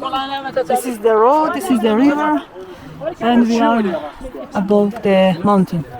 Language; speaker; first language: English; non-native, learner; Kurdish